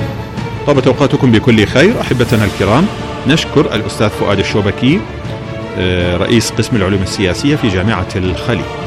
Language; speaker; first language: Arabic; native; Arabic